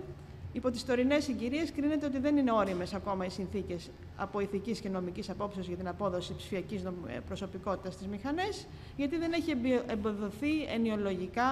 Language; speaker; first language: Greek; native; Greek